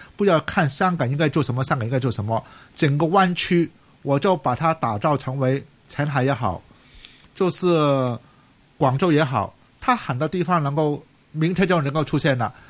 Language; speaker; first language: Chinese; non-native, local second language; Cantonese